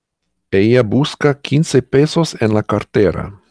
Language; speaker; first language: Spanish; non-native, learner; English